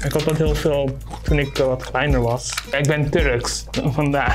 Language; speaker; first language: Dutch; early bilingual, other home language; Turkish